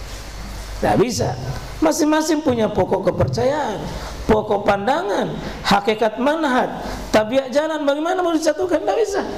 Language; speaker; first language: Indonesian; native; Indonesian